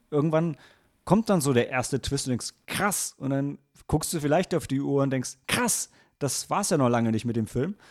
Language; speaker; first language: German; native; German